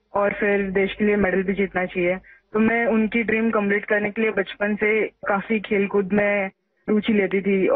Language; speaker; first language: Hindi; non-native, local second language; Marathi